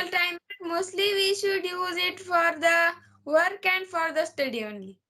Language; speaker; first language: English; non-native, learner; Marathi